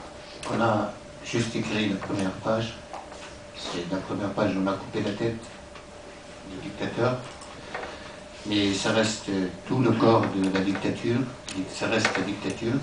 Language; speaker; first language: French; non-native, local second language; Arabic